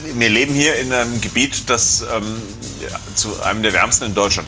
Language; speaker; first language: German; native; German